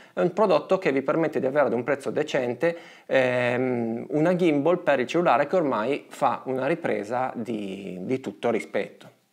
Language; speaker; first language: Italian; native; Italian